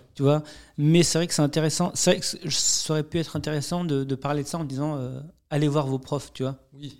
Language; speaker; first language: French; native; French